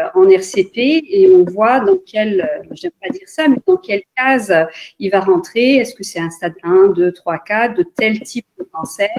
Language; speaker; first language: French; non-native, local second language; Arabic